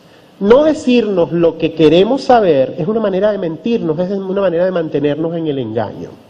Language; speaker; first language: Spanish; native; Spanish